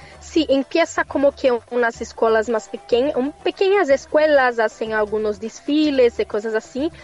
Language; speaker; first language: Spanish; non-native, fluent; Portuguese